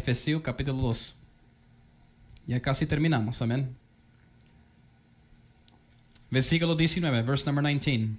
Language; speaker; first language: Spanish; early bilingual, heritage; English